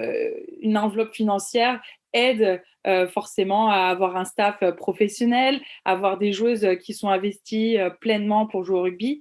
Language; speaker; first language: French; native; French